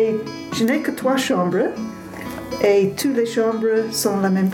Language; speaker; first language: French; non-native, learner; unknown